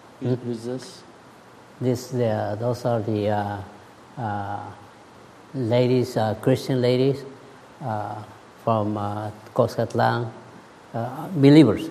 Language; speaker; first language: English; non-native, learner; Spanish